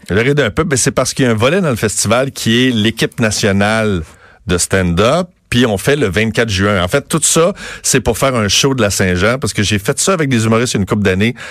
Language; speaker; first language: French; native; French